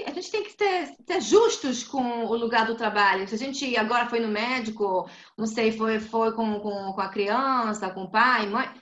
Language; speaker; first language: Portuguese; non-native, fluent; Hebrew